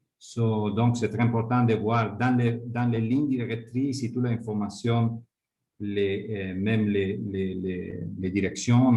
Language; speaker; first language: French; non-native, fluent; Spanish